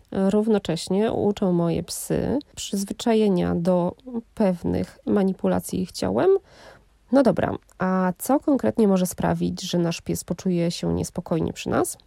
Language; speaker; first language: Polish; native; Polish